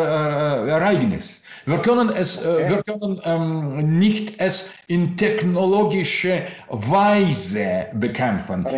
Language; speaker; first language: German; non-native, learner; Russian